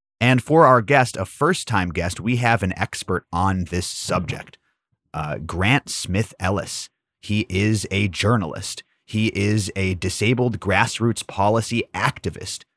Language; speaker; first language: English; native; English